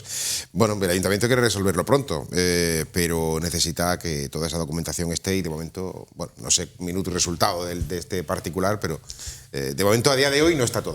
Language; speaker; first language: Spanish; native; Spanish